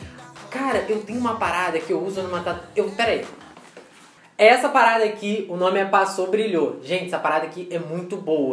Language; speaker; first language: Portuguese; native; Portuguese